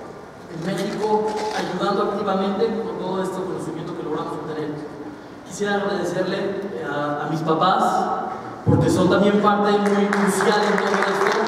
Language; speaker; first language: Spanish; native; Spanish